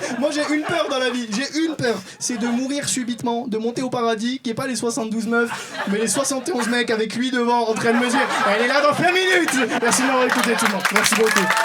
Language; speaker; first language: French; non-native, local second language; Arabic